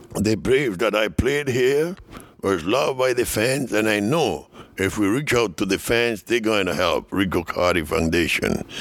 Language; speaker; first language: English; non-native, fluent; Spanish